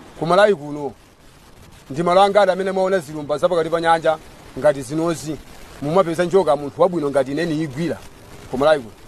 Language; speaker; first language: Nyanja; native; Nyanja